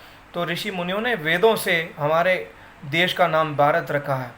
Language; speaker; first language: Hindi; non-native, local second language; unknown